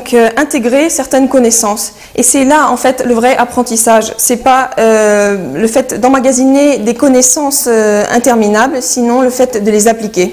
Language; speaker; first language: French; early bilingual, heritage; French